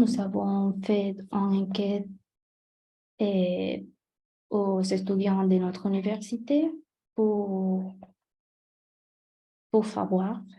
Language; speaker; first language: French; non-native, learner; Spanish